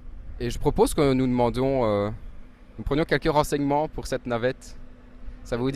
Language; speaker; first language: French; native; French